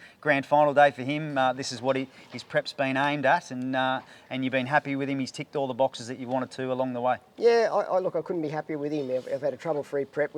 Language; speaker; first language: English; native; English